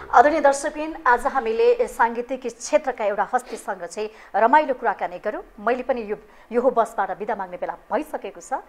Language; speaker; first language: Nepali; native; Nepali